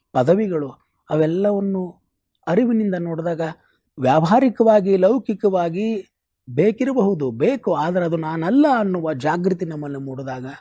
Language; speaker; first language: Kannada; native; Kannada